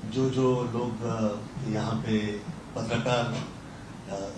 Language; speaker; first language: Hindi; non-native, local second language; Marathi